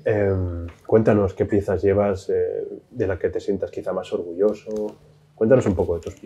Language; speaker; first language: Spanish; native; Spanish